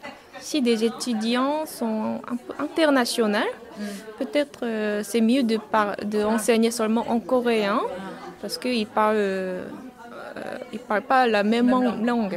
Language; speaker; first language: French; non-native, fluent; Korean